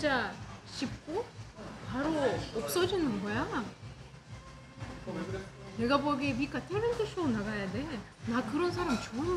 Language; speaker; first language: Korean; non-native, fluent; Russian